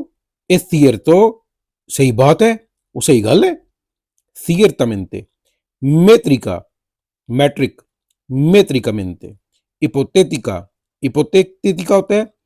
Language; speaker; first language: Spanish; non-native, local second language; Urdu